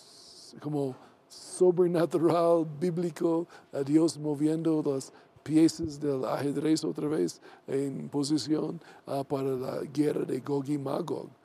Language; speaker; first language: Spanish; non-native, learner; English